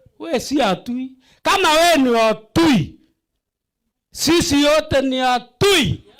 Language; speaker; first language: Swahili; non-native, local second language; Kalenjin